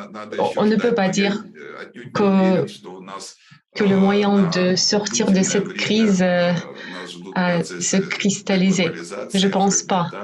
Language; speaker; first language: French; non-native, fluent; Russian